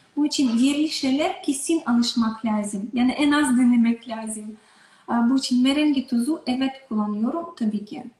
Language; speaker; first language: Turkish; non-native, learner; Russian